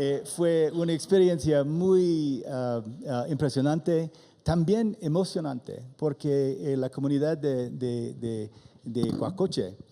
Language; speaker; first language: Spanish; non-native, learner; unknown